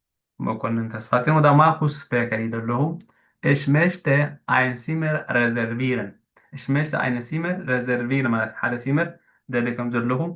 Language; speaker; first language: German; non-native, fluent; Tigrinya